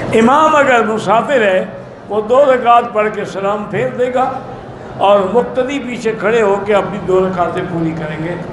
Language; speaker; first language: Urdu; native; Urdu